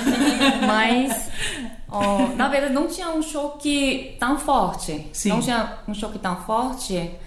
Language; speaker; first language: Portuguese; non-native, fluent; Korean